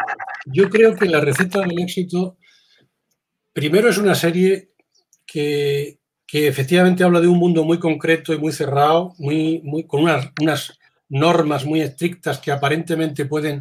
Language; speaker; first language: Spanish; native; Spanish